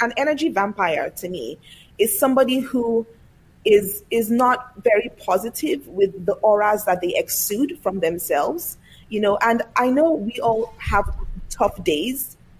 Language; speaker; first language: English; non-native, local second language; Yoruba